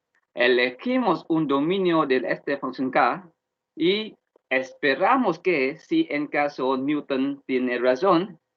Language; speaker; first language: Spanish; non-native, learner; Vietnamese